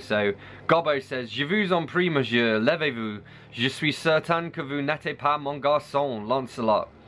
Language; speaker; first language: French; non-native, learner; English